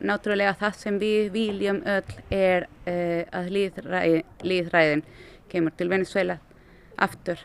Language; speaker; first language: Icelandic; non-native, fluent; Spanish